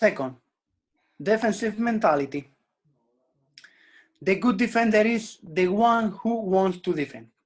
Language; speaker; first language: English; non-native, learner; Spanish